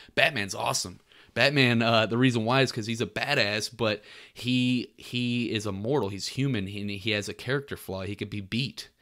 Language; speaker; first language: English; native; English